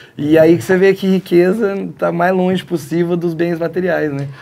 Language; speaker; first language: Portuguese; early bilingual, heritage; Portuguese